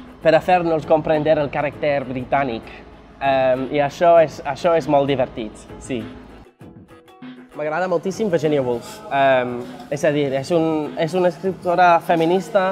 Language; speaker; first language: Catalan; non-native, fluent; English